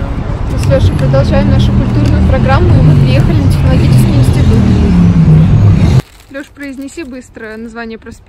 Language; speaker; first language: Russian; native; Russian